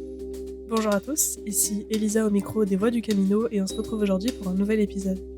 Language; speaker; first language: French; native; French